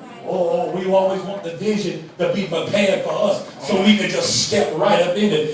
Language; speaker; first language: English; native; English